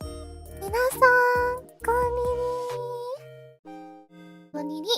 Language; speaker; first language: Japanese; non-native, fluent; English